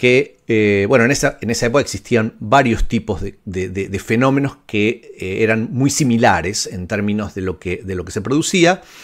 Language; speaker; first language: Spanish; native; Spanish